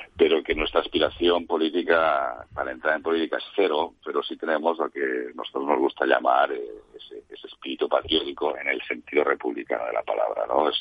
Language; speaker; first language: Spanish; non-native, local second language; Catalan